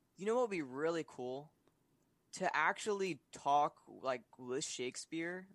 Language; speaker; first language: English; native; English